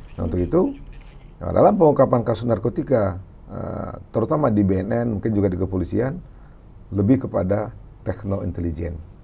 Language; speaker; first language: Indonesian; non-native, local second language; Minangkabau